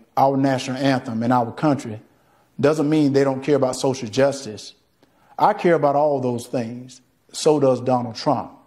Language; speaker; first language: English; native; English